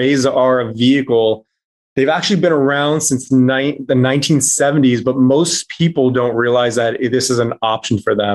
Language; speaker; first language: English; native; English